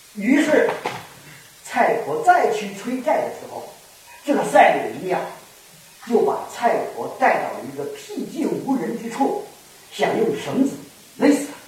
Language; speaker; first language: Chinese; native; Chinese